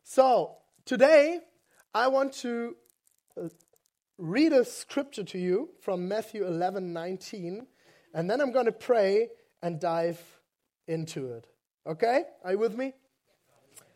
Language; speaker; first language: English; non-native, fluent; German